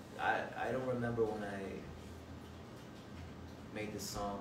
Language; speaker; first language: English; native; English